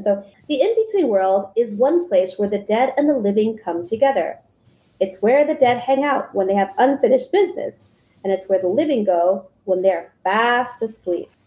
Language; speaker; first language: English; early bilingual, other home language; Spanish